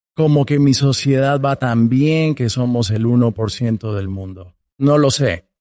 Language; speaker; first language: Spanish; native; Spanish